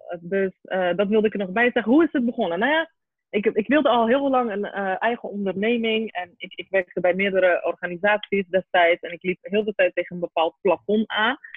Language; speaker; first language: Dutch; early bilingual, other home language; Persian